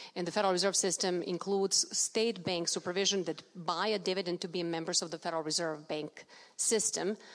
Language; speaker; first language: English; non-native, fluent; Serbian